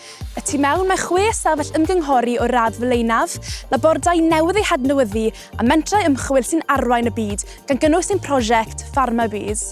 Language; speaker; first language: Welsh; native; Welsh